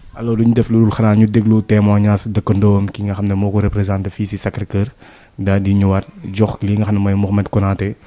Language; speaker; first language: Wolof; native; Wolof